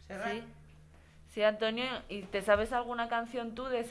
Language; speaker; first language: Spanish; native; Spanish